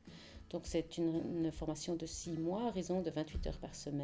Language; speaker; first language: French; native; French